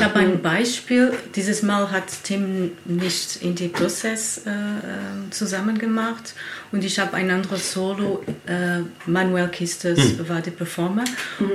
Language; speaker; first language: German; non-native, learner; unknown